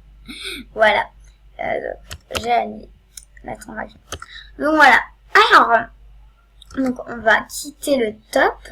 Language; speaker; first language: French; native; French